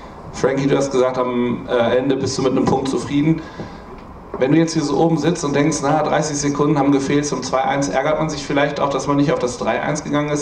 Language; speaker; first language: German; native; German